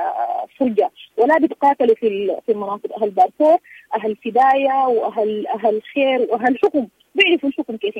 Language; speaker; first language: Arabic; native; Arabic